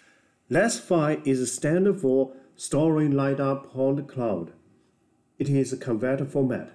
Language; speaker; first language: English; non-native, fluent; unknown